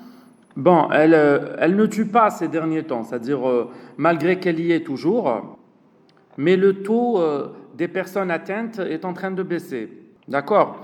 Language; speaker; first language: French; non-native, local second language; Arabic